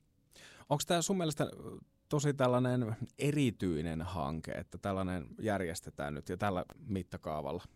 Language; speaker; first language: Finnish; native; Finnish